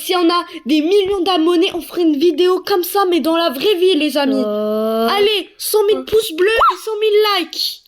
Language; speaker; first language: French; native; French